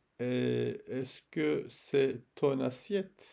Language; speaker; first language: French; non-native, fluent; Turkish